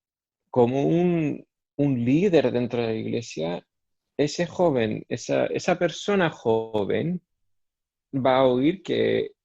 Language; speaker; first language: Spanish; non-native, fluent; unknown